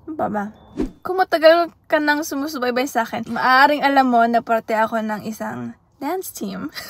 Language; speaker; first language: Filipino; early bilingual, heritage; Filipino